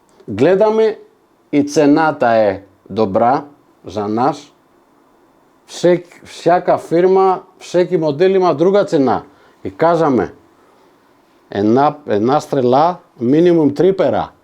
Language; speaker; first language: Bulgarian; non-native, fluent; Macedonian